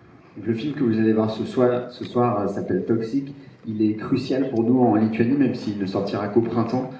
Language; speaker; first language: French; native; French